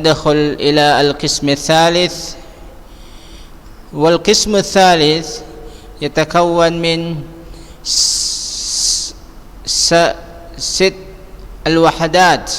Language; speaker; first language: Arabic; non-native, fluent; Indonesian